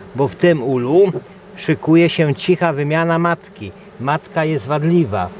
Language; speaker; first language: Polish; native; Polish